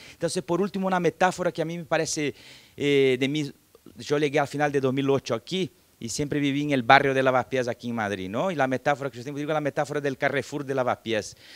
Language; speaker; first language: Spanish; non-native, fluent; Portuguese